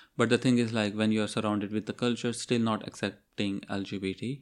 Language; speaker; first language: English; non-native, local second language; Urdu